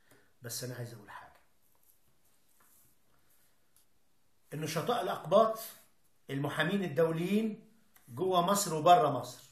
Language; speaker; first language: Arabic; native; Arabic